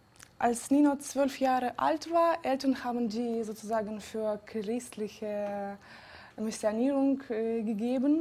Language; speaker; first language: German; non-native, fluent; Georgian